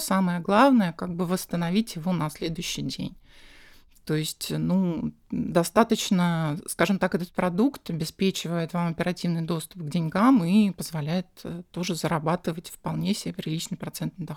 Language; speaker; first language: Russian; native; Russian